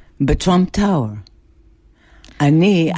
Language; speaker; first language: Hebrew; non-native, fluent; English